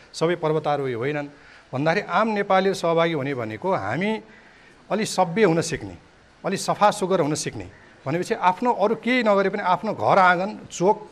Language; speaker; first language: Nepali; native; Nepali